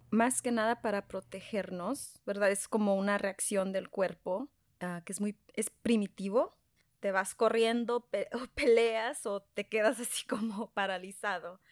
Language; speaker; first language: Spanish; early bilingual, heritage; Spanish